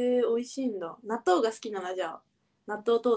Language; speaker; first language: Japanese; native; Japanese